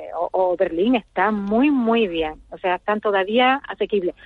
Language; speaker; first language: Spanish; native; Spanish